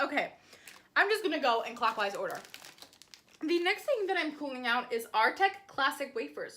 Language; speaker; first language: English; native; English